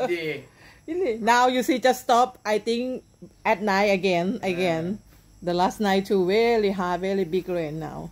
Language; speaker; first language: English; non-native, learner; Thai